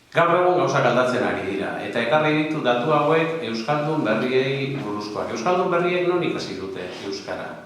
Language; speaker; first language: Basque; non-native, local second language; Spanish